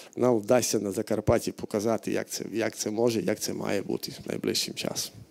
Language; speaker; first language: Ukrainian; non-native, fluent; Slovak